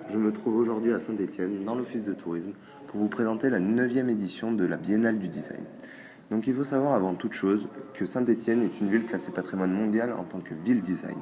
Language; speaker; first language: French; native; French